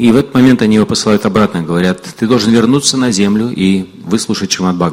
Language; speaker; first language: Russian; native; Russian